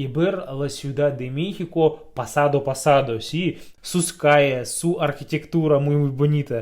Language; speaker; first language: Spanish; non-native, fluent; Russian